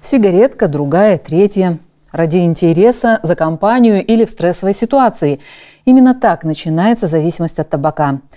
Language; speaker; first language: Russian; native; Russian